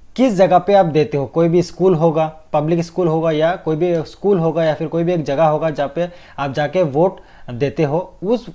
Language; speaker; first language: Hindi; non-native, fluent; Bangla